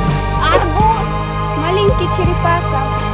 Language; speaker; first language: Russian; non-native, learner; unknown